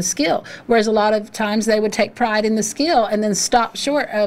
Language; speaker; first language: English; native; English